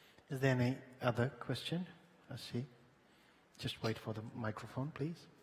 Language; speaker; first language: English; non-native, fluent; Czech